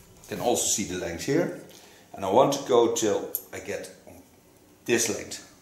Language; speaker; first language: English; non-native, fluent; Dutch